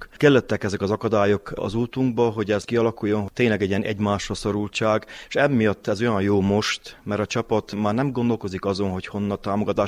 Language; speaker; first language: Hungarian; native; Hungarian